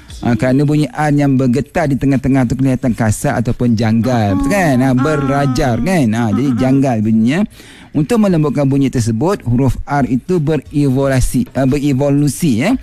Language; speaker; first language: Malay; native; Malay